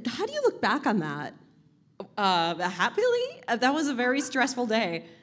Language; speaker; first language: English; non-native, fluent; Hebrew